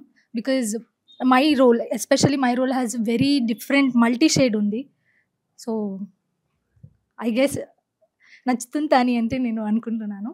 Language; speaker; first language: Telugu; non-native, learner; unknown